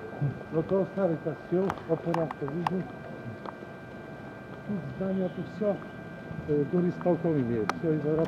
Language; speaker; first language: Russian; non-native, learner; Polish